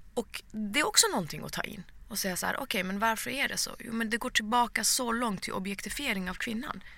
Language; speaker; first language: Swedish; early bilingual, other home language; Persian